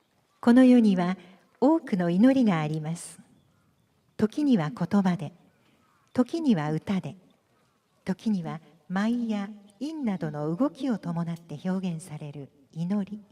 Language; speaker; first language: Japanese; native; Japanese